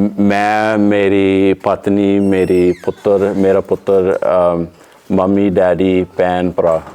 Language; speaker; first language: Punjabi; early bilingual, heritage; English